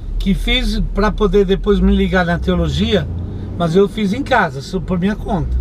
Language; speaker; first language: Portuguese; non-native, fluent; Italian